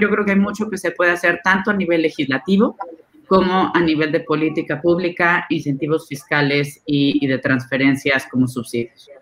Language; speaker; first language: Spanish; native; Spanish